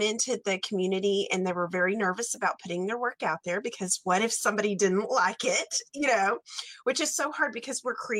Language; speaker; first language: English; native; English